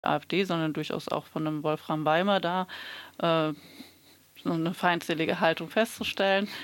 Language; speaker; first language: German; native; German